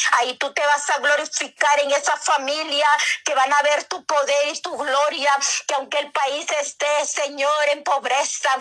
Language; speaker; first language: Spanish; native; Spanish